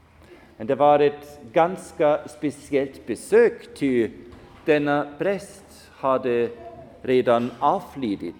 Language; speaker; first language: Swedish; non-native, fluent; German